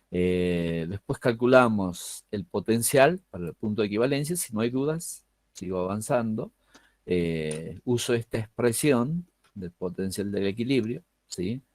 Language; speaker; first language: Spanish; native; Spanish